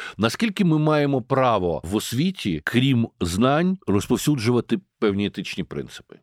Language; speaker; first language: Ukrainian; native; Ukrainian